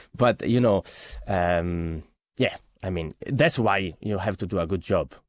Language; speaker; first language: English; non-native, fluent; Italian